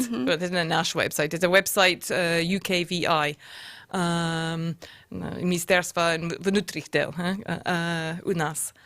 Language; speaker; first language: Russian; non-native, learner; English